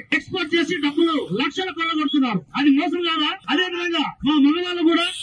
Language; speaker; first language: Telugu; native; Telugu